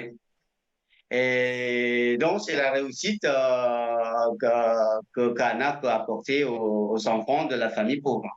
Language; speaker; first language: French; non-native, fluent; Indonesian